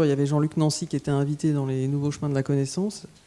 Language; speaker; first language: French; native; French